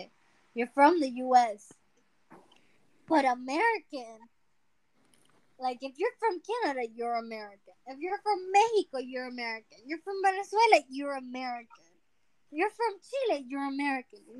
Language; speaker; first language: English; non-native, fluent; Spanish